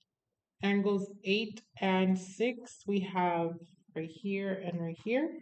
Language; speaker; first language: English; native; English